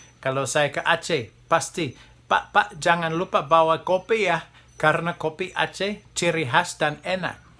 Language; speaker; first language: Indonesian; non-native, fluent; English